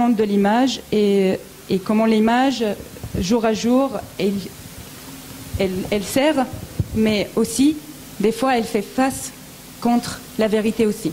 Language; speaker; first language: French; non-native, fluent; Arabic